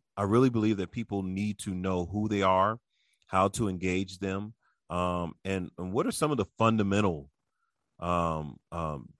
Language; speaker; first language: English; early bilingual, other home language; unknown